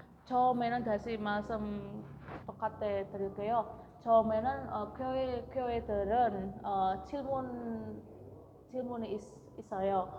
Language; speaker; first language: Korean; non-native, learner; Indonesian